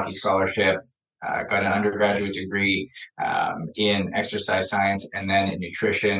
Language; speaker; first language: English; native; English